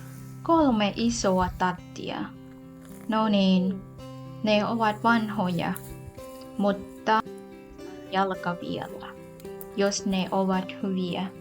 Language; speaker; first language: Finnish; non-native, learner; Thai